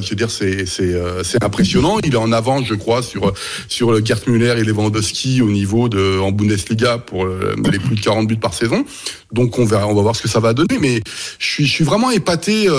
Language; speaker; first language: French; native; French